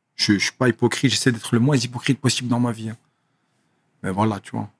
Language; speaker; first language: French; native; French